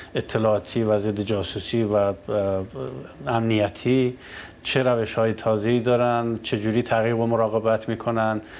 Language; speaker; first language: Persian; native; Persian